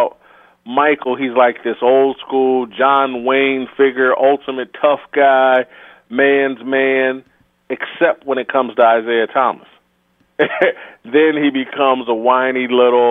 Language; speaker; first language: English; native; English